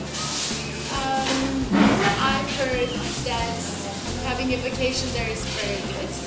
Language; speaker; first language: English; non-native, fluent; Turkish